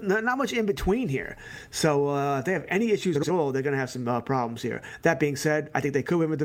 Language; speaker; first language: English; native; English